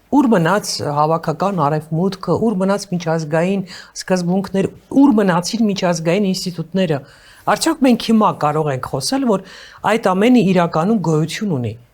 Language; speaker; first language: Armenian; native; Armenian